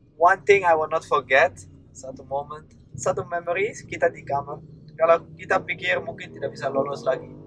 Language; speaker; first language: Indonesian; non-native, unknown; Dutch